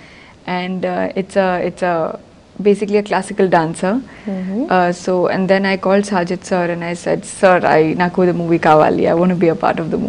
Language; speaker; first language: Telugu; non-native, learner; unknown